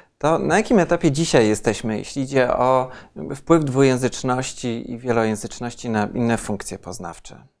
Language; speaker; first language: Polish; native; Polish